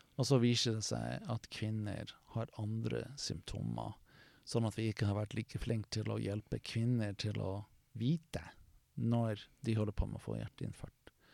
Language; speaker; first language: Norwegian; non-native, fluent; English